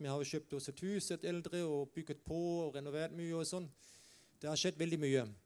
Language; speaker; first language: Norwegian; non-native, fluent; German